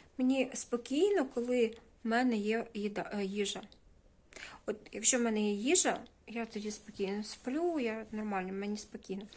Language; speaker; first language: Ukrainian; non-native, local second language; Russian